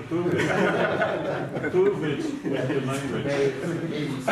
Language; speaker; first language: English; non-native, fluent; German